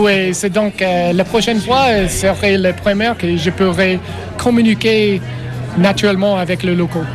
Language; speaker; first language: French; non-native, learner; English